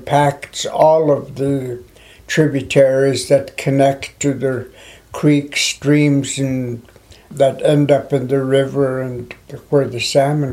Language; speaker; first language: English; non-native, local second language; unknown